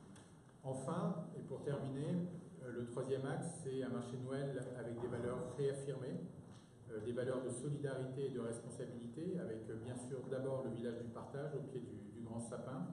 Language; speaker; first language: French; native; French